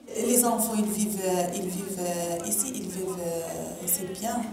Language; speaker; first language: French; non-native, learner; Arabic